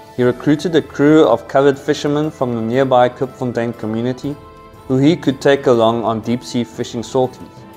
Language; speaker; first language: English; native; English